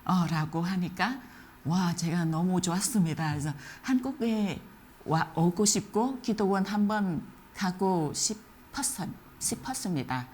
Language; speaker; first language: Korean; non-native, fluent; Vietnamese